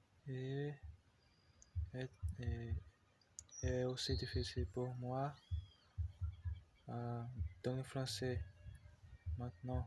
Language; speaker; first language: French; non-native, learner; Portuguese